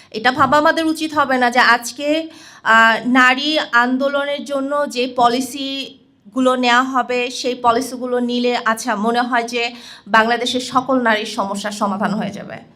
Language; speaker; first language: Bangla; non-native, local second language; Chakma